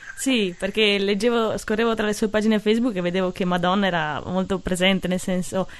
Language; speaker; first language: Italian; native; Italian